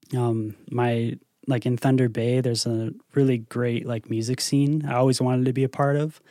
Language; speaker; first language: English; native; English